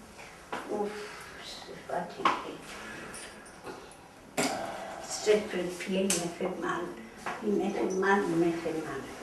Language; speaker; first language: French; non-native, learner; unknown